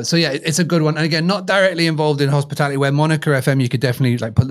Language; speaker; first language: English; native; English